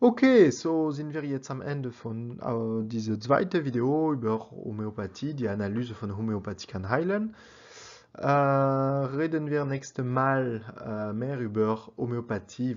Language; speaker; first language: German; non-native, learner; French